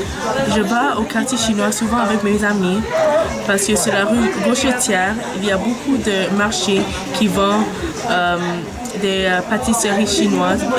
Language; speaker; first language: French; non-native, local second language; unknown